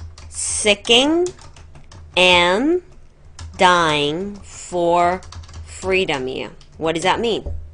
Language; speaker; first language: English; non-native, fluent; Korean